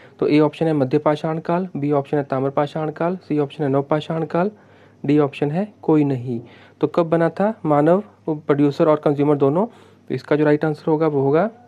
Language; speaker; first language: Hindi; non-native, local second language; Punjabi